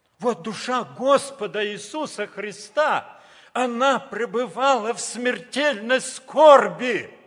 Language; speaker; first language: Russian; native; Russian